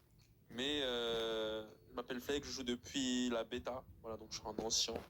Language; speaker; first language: French; native; French